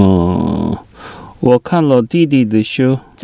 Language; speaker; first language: Chinese; non-native, learner; Korean